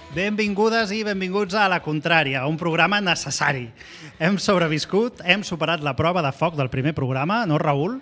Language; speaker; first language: Catalan; native; Catalan